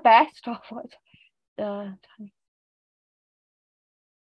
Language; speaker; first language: English; native; English